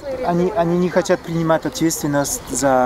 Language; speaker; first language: Russian; non-native, learner; French